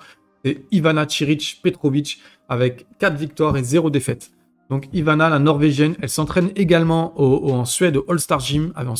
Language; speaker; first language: French; native; French